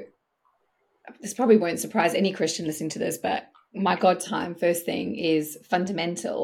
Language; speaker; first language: English; native; English